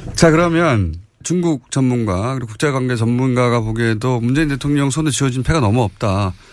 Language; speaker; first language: Korean; native; Korean